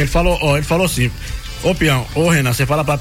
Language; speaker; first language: Portuguese; native; Portuguese